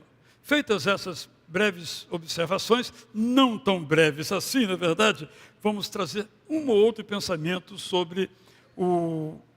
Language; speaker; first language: Portuguese; native; Portuguese